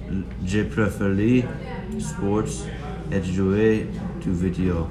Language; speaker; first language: French; non-native, learner; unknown